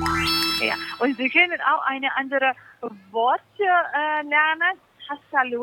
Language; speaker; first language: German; non-native, learner; Spanish